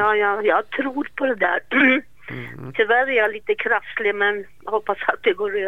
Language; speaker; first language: Swedish; native; Swedish